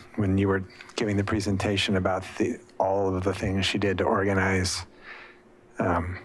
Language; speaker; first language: English; native; English